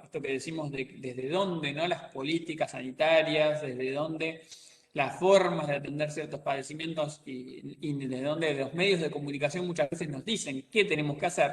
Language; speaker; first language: Spanish; native; Spanish